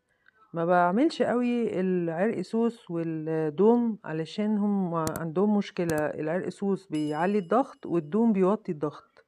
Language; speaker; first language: Arabic; native; Arabic